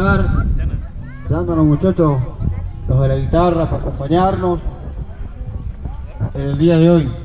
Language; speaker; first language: Spanish; native; Spanish